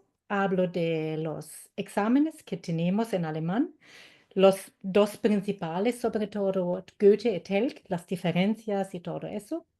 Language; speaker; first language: Spanish; non-native, fluent; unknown